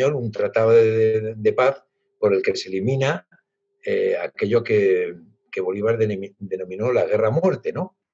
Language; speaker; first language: Spanish; native; Spanish